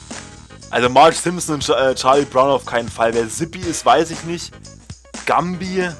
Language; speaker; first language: German; native; German